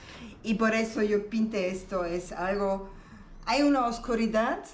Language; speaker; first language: Spanish; non-native, learner; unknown